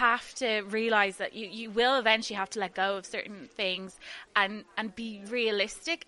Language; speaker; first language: English; native; English